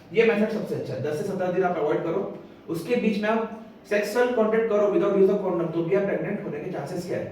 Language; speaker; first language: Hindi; non-native, local second language; Marathi